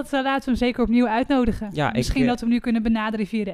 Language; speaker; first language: Dutch; native; Dutch